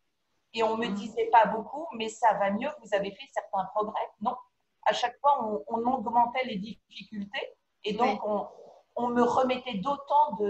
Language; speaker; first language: French; native; French